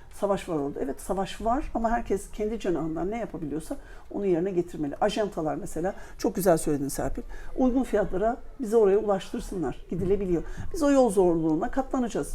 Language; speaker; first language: Turkish; native; Turkish